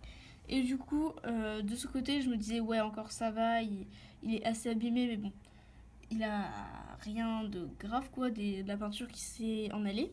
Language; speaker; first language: French; native; French